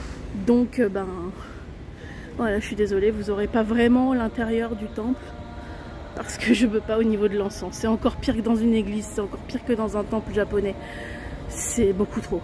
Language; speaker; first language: French; native; French